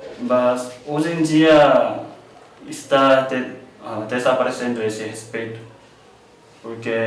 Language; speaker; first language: Portuguese; non-native, learner; Korean